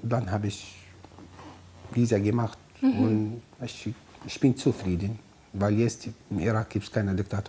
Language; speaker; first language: German; non-native, learner; Arabic